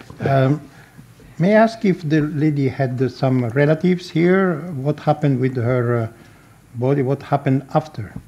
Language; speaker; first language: English; non-native, fluent; Italian